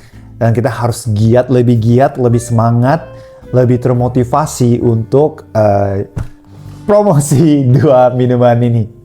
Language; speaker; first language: Indonesian; non-native, fluent; Japanese